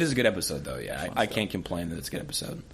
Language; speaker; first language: English; native; English